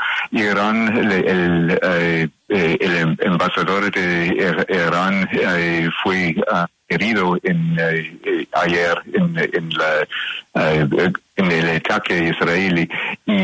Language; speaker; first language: Spanish; non-native, learner; English